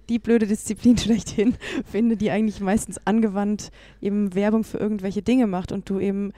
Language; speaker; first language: German; native; German